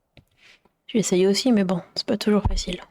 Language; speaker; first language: French; native; French